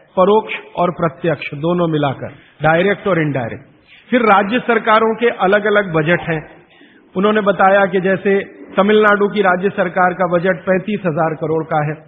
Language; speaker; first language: Hindi; native; Hindi